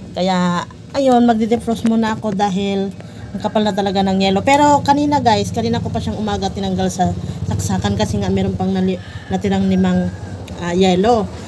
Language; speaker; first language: Filipino; non-native, local second language; Surigaonon